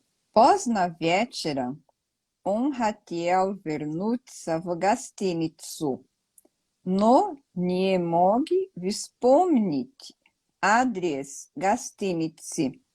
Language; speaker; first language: Russian; non-native, learner; Portuguese